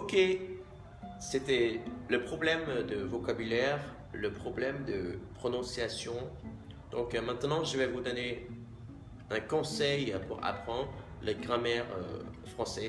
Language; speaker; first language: French; non-native, fluent; Vietnamese